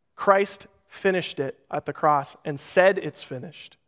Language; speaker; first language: English; native; English